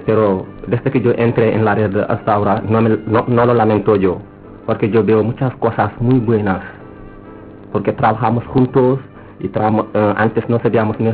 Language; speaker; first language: Spanish; non-native, learner; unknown